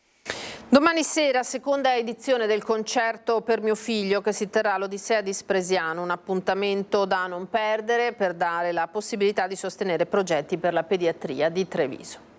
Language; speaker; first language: Italian; native; Italian